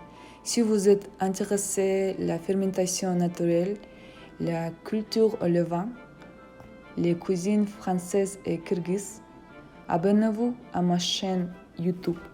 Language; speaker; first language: French; non-native, fluent; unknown